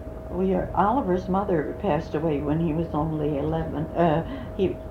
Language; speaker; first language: English; early bilingual, other home language; Swedish